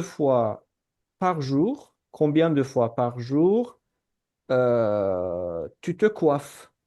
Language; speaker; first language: French; non-native, fluent; Azerbaijani